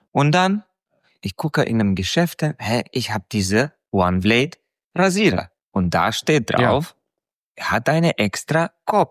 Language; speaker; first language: German; non-native, fluent; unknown